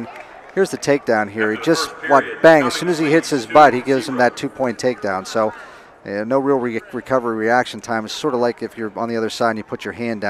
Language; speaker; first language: English; native; English